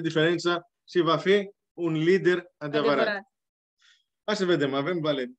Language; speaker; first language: Romanian; non-native, learner; Greek